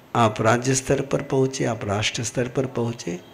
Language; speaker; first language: Hindi; non-native, local second language; Marathi